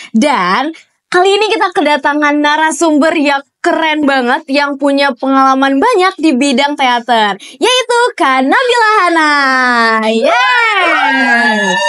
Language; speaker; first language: Indonesian; native; Indonesian